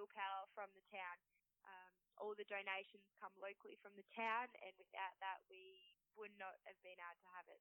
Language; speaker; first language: English; native; English